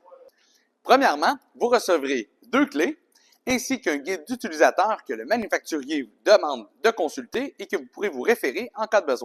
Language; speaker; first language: French; native; French